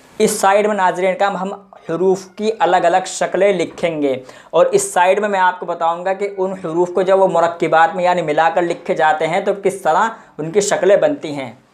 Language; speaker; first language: Urdu; native; Urdu